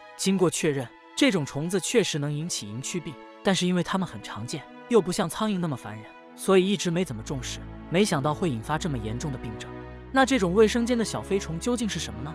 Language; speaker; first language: Chinese; native; Chinese